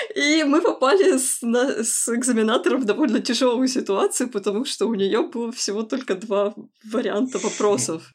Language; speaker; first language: Russian; native; Russian